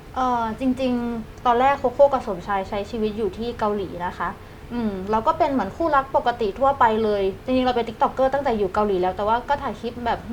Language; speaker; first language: Thai; native; Thai